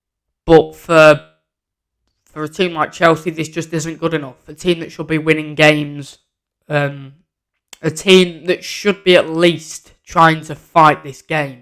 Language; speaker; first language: English; native; English